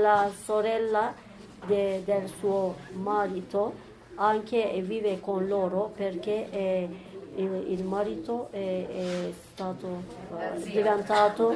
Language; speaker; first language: Italian; non-native, learner; Turkish